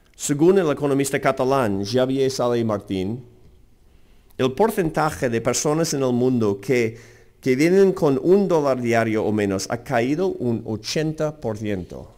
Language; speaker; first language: Spanish; non-native, fluent; English